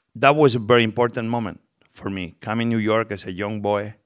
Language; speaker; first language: English; non-native, fluent; Spanish